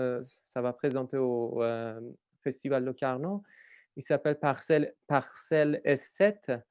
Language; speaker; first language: French; non-native, learner; Persian